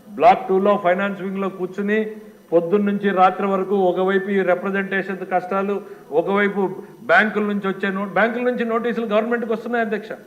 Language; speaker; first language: Telugu; native; Telugu